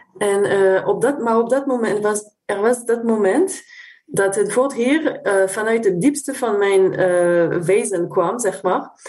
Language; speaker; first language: Dutch; non-native, fluent; French